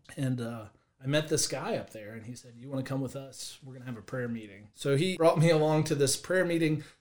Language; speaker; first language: English; native; English